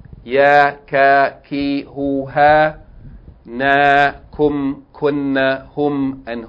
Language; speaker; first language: Arabic; non-native, fluent; English